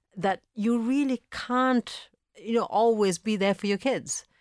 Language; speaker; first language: English; early bilingual, other home language; Italian